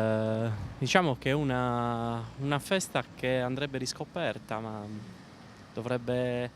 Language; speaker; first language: Italian; native; Italian